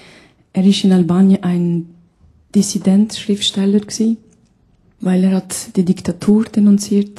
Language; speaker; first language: German; non-native, fluent; Albanian